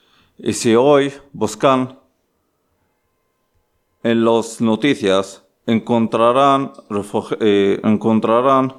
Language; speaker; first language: Spanish; non-native, learner; Arabic